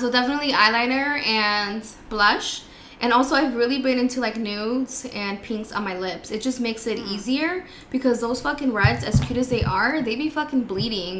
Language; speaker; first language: English; early bilingual, other home language; Spanish